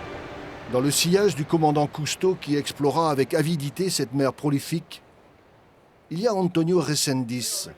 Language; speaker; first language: French; native; French